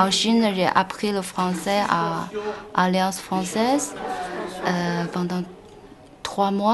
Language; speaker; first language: French; non-native, fluent; Chinese